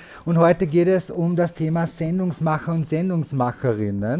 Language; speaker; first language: German; native; German